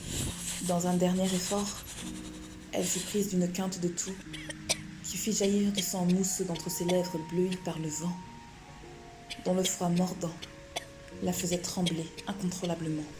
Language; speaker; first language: French; native; French